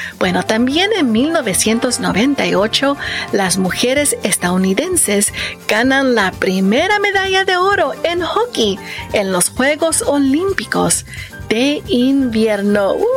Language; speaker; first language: Spanish; native; Spanish